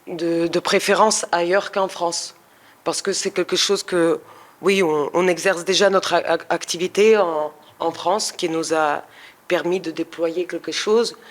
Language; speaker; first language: French; non-native, fluent; Russian